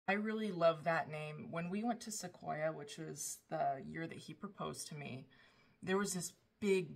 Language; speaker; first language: English; native; English